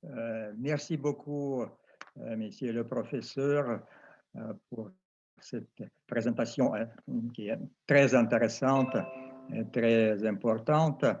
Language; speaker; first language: French; non-native, fluent; Russian